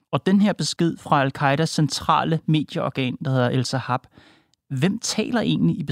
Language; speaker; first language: Danish; native; Danish